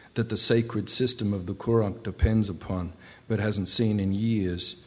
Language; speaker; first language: English; native; English